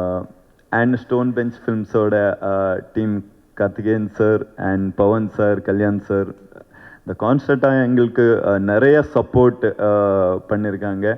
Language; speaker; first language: Tamil; non-native, learner; Kannada